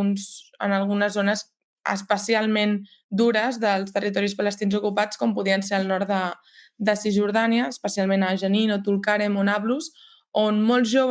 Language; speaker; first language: Catalan; native; Catalan